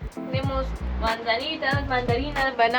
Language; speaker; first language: Spanish; non-native, learner; English